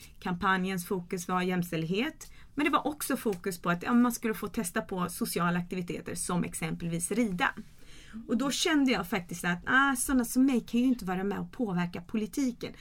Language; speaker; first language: Swedish; early bilingual, other home language; Kurdish